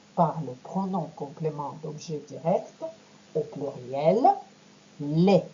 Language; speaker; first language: French; non-native, fluent; Ukrainian